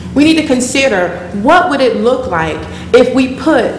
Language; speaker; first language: English; native; English